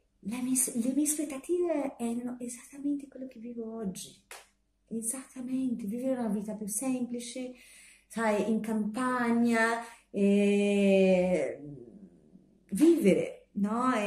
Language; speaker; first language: Italian; non-native, fluent; Portuguese